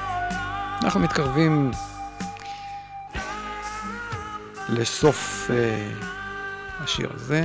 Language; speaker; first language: Hebrew; native; Hebrew